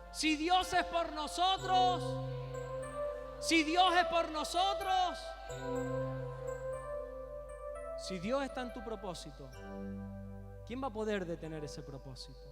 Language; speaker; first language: Spanish; native; Spanish